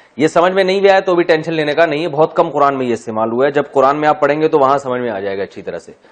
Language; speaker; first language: Urdu; native; Urdu